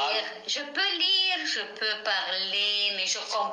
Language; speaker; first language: French; non-native, fluent; Spanish